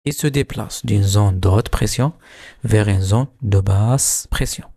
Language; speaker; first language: French; non-native, local second language; Arabic